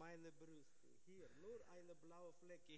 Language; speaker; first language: German; non-native, learner; Russian